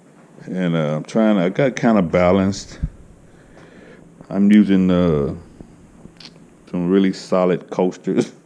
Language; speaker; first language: English; native; English